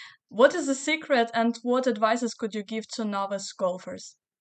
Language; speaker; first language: English; non-native, fluent; Ukrainian